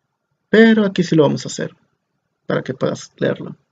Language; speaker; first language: Spanish; native; Spanish